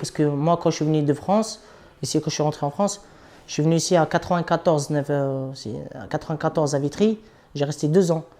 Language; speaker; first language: French; non-native, local second language; Arabic